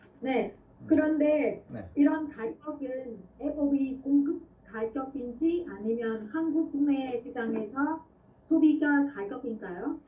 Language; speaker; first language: Korean; non-native, fluent; Vietnamese